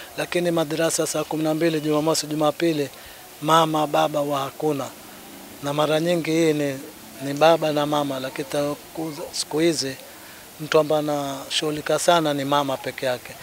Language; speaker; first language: Swahili; native; Swahili